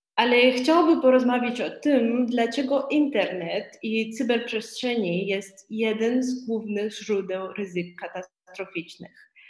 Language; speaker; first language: Polish; non-native, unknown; Romanian